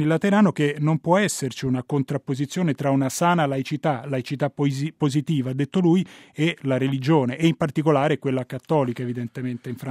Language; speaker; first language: Italian; native; Italian